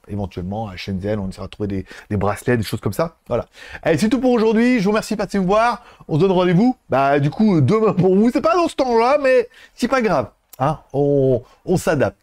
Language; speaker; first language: French; native; French